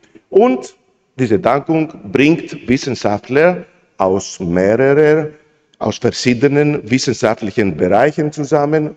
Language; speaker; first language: German; non-native, fluent; Greek